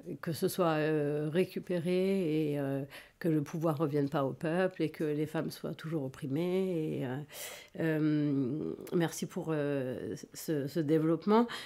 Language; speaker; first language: French; native; French